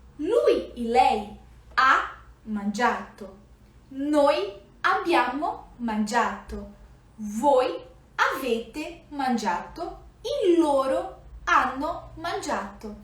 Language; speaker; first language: Italian; non-native, fluent; Portuguese